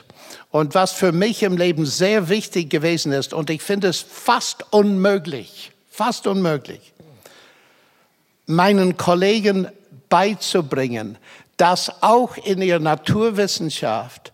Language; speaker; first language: German; non-native, fluent; English